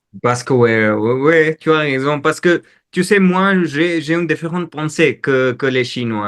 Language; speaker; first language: French; non-native, fluent; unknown